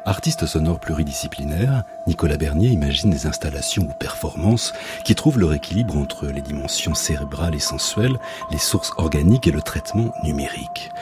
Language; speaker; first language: French; native; French